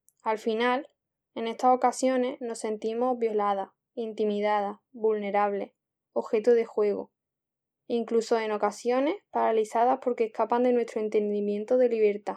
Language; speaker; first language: Spanish; native; Spanish